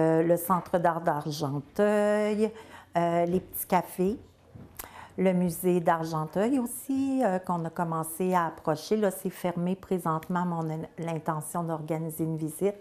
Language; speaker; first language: French; native; French